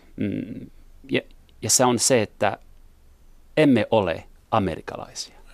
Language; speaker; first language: Finnish; non-native, fluent; French